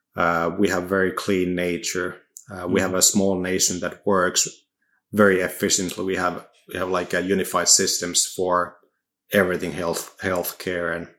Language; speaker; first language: English; non-native, fluent; Finnish